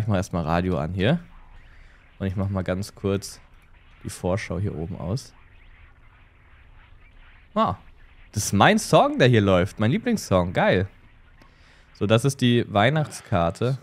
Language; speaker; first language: German; native; German